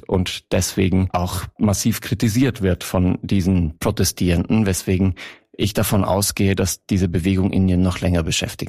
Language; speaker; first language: German; native; German